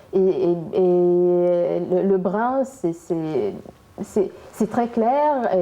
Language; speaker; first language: French; non-native, learner; Arabic